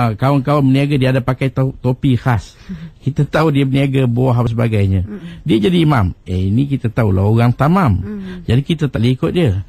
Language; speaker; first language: Malay; native; Malay